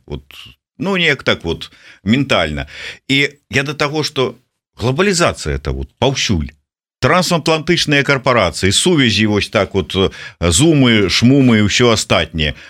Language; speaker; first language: Belarusian; non-native, local second language; Russian